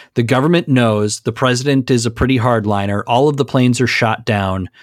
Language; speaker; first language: English; native; English